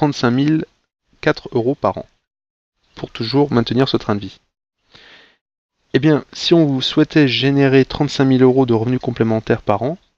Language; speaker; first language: French; native; French